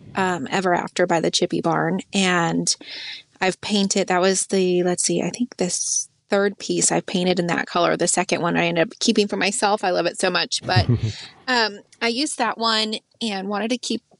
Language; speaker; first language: English; native; English